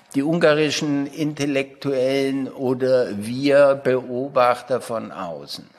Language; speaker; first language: German; native; German